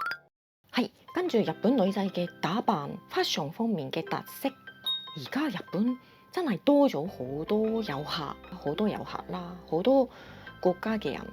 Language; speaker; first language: Cantonese; non-native, fluent; Japanese